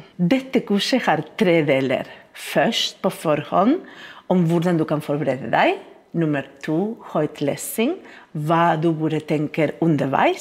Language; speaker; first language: Norwegian; non-native, fluent; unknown